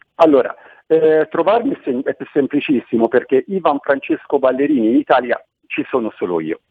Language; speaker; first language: Italian; native; Italian